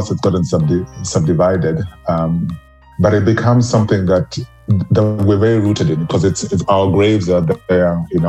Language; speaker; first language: English; non-native, local second language; Luo (Kenya and Tanzania)